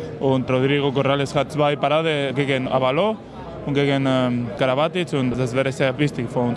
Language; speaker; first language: German; non-native, learner; Spanish